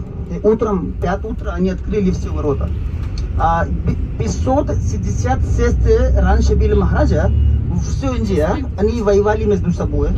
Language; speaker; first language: Russian; non-native, local second language; Hindi